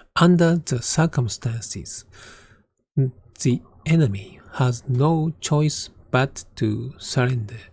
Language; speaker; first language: English; non-native, learner; Japanese